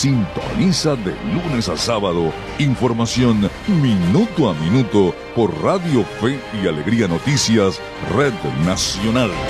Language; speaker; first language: Spanish; native; Spanish